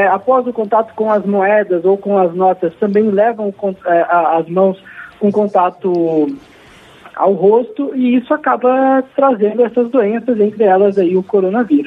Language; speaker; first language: Portuguese; native; Portuguese